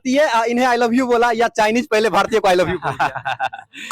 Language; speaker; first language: Hindi; native; Hindi